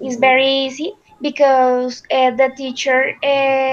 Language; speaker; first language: English; non-native, learner; Spanish